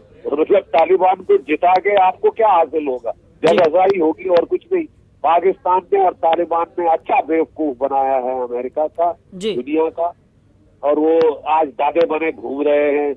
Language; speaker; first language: Hindi; native; Hindi